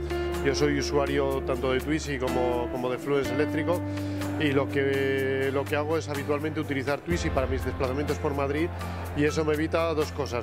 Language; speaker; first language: Spanish; native; Spanish